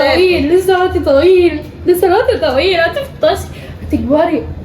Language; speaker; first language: Arabic; native; Arabic